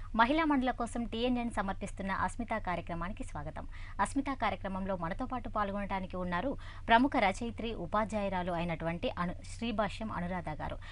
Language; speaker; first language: Telugu; native; Telugu